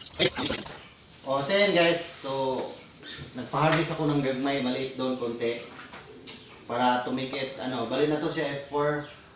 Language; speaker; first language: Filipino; non-native, local second language; Cebuano